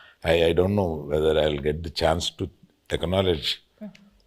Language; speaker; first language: Telugu; native; Telugu